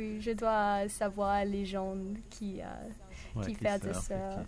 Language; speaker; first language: French; non-native, learner; English